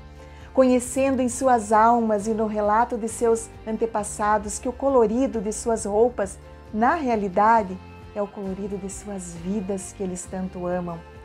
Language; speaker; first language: Portuguese; native; Portuguese